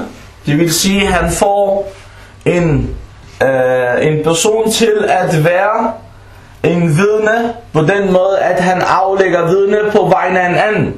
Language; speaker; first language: Danish; early bilingual, other home language; Arabic